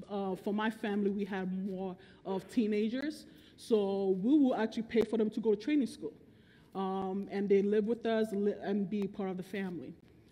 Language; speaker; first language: English; non-native, local second language; Igbo